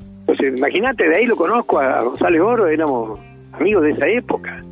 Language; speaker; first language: Spanish; native; Spanish